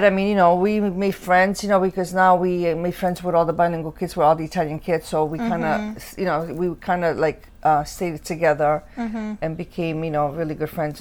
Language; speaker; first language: English; early bilingual, other home language; Italian